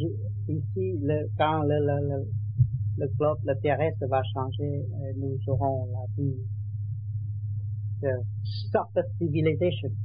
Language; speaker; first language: French; non-native, learner; Vietnamese